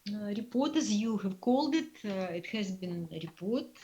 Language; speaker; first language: English; non-native, fluent; Russian